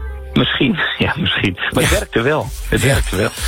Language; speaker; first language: Dutch; native; Dutch